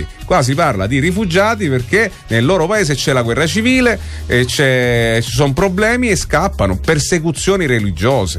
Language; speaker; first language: Italian; native; Italian